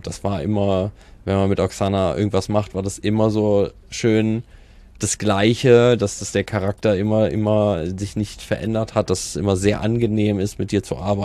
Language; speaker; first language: German; native; German